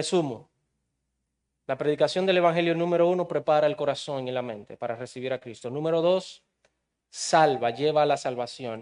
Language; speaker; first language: Spanish; native; Spanish